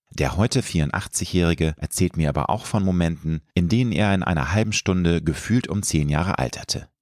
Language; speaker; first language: German; native; German